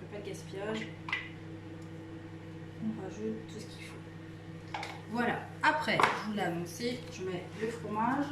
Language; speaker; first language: French; native; French